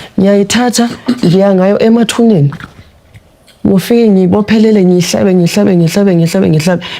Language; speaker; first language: Zulu; non-native, local second language; Tsonga